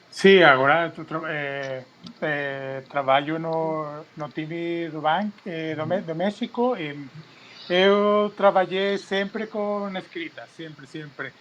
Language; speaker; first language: Portuguese; non-native, fluent; Spanish